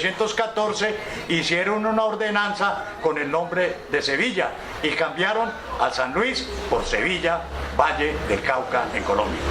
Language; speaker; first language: Spanish; native; Spanish